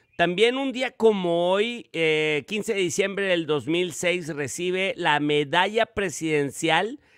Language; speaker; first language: Spanish; native; Spanish